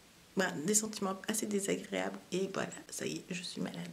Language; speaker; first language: French; native; French